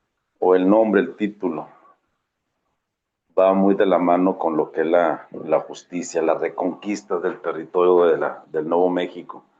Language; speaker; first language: Spanish; native; Spanish